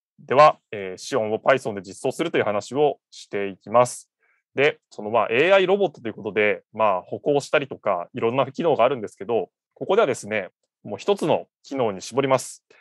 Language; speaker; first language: Japanese; native; Japanese